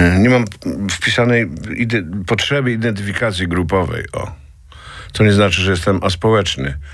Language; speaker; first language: Polish; native; Polish